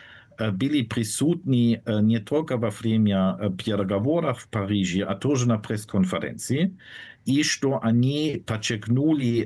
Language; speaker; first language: Russian; non-native, fluent; German